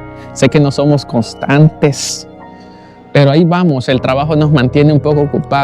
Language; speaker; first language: Spanish; native; Spanish